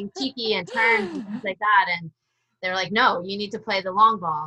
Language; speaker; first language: English; early bilingual, other home language; Spanish